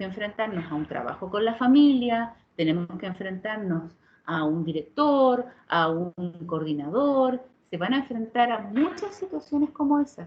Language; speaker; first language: Spanish; native; Spanish